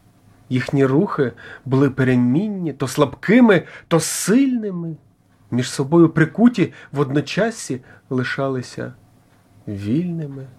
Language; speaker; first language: Ukrainian; native; Ukrainian